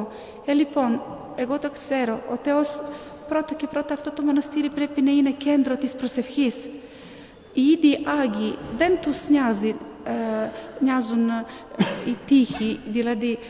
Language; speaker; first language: Greek; non-native, fluent; Serbian